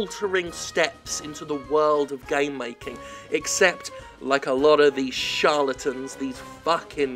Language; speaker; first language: English; native; English